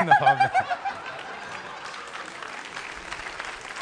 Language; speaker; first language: Italian; native; Italian